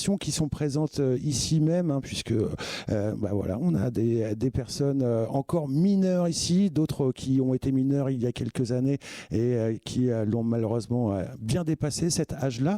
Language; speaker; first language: French; native; French